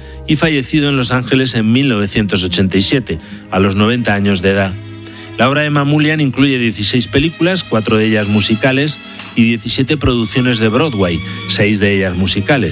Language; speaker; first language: Spanish; native; Spanish